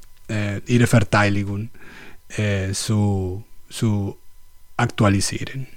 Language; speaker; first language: German; non-native, learner; Spanish